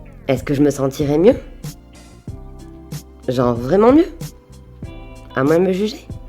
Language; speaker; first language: French; native; French